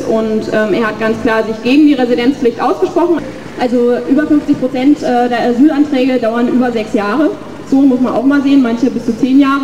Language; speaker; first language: German; native; German